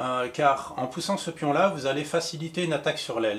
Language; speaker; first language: French; native; French